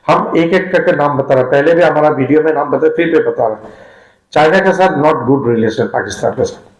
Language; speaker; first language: Hindi; non-native, fluent; Bangla